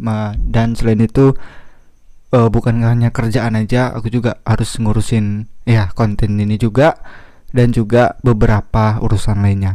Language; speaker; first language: Indonesian; native; Indonesian